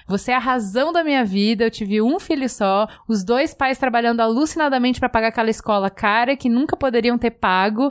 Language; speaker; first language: Portuguese; native; Portuguese